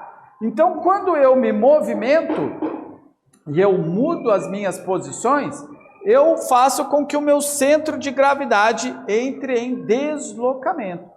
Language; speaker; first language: Portuguese; native; Portuguese